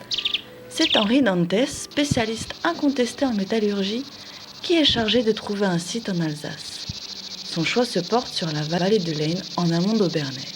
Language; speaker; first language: French; native; French